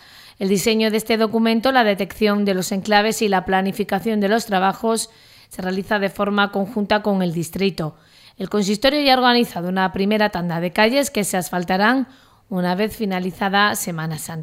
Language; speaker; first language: Spanish; native; Spanish